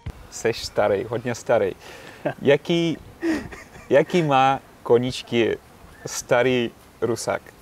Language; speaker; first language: Czech; non-native, fluent; Russian